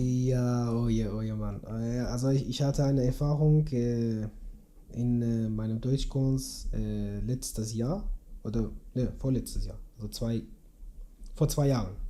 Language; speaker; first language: German; non-native, learner; Kurdish